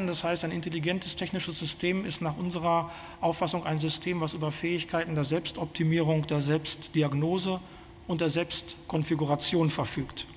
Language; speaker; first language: German; native; German